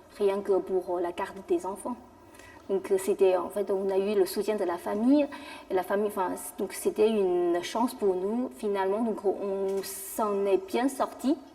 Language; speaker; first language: French; non-native, fluent; Chinese